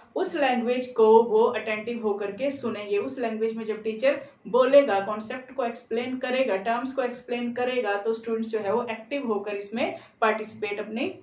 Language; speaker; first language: Hindi; non-native, local second language; Punjabi